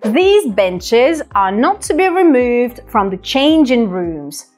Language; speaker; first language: English; non-native, fluent; Russian